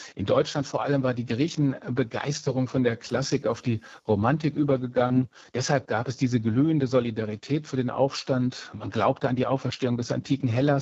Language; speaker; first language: German; native; German